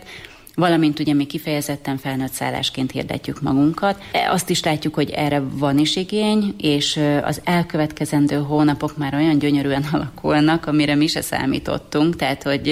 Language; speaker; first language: Hungarian; native; Hungarian